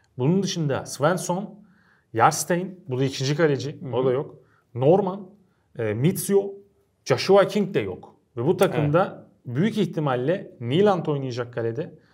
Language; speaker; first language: Turkish; native; Turkish